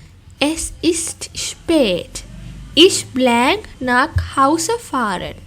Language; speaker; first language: German; non-native, fluent; Sinhala